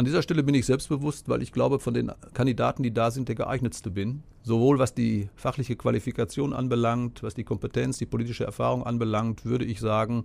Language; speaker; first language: German; native; German